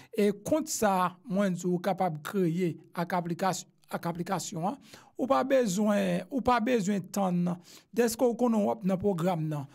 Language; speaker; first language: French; non-native, local second language; Haitian Creole